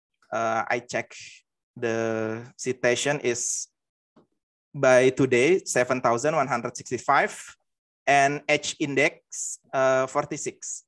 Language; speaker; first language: English; non-native, fluent; Indonesian